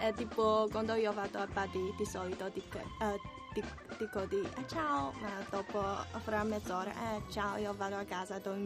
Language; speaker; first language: Italian; non-native, learner; Chinese